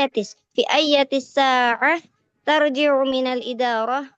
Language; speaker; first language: Arabic; non-native, learner; Indonesian